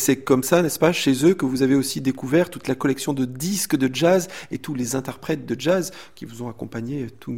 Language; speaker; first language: French; native; French